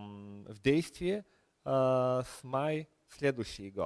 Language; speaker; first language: Russian; non-native, learner; Bulgarian